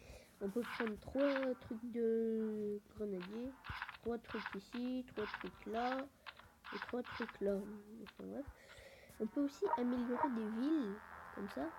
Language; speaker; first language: French; native; French